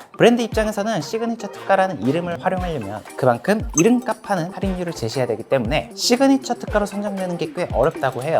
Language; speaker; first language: Korean; native; Korean